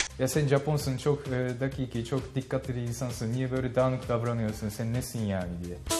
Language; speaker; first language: Turkish; non-native, fluent; Japanese